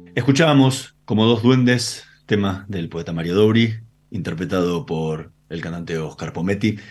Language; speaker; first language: Spanish; native; Spanish